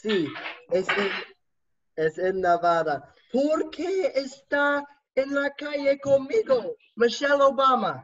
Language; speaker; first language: Spanish; non-native, learner; English